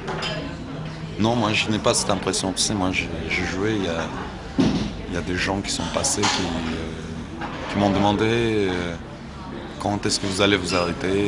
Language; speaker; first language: French; non-native, fluent; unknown